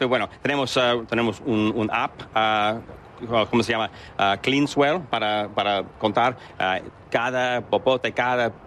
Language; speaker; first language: Spanish; non-native, learner; English